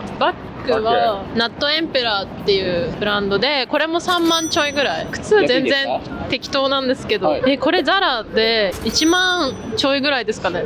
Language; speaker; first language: Japanese; native; Japanese